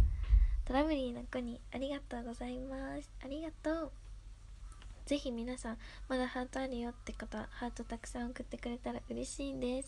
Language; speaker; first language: Japanese; native; Japanese